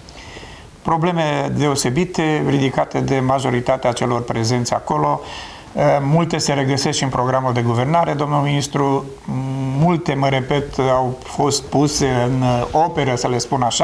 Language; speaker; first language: Romanian; native; Romanian